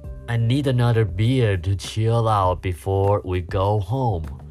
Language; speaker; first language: English; non-native, fluent; Chinese